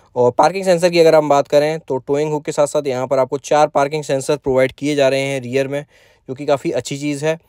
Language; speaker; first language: Hindi; native; Hindi